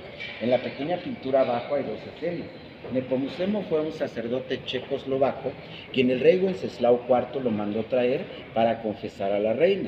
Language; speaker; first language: Spanish; native; Spanish